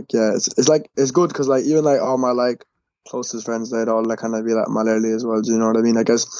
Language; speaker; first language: English; native; English